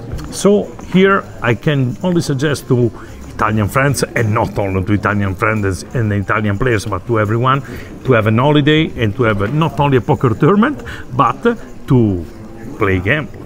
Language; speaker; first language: English; non-native, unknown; Italian